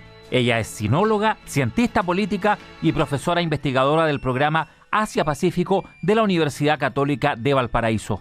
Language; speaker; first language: Spanish; native; Spanish